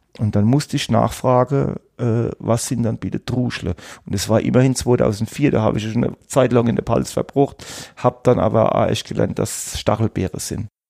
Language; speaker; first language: German; native; German